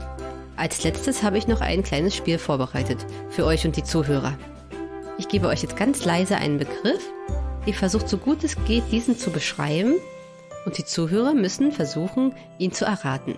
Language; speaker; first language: German; native; German